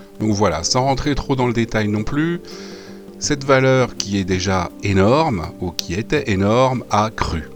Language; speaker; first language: French; native; French